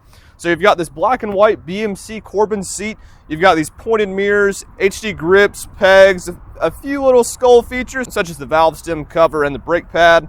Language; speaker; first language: English; native; English